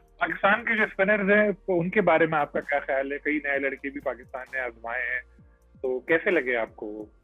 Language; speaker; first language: Urdu; native; Urdu